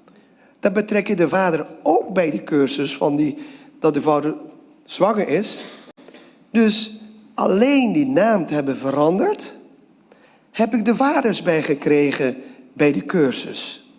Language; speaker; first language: Dutch; non-native, local second language; Papiamento